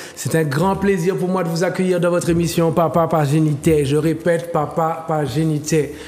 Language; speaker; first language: French; native; French